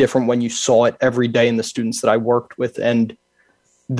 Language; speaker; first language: English; native; English